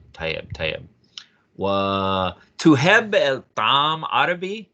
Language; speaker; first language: Arabic; non-native, fluent; English